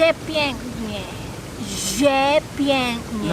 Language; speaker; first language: Polish; non-native, learner; Balinese